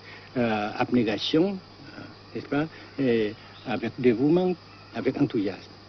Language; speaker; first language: French; non-native, fluent; Vietnamese